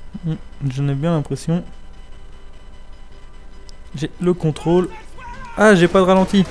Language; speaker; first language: French; native; French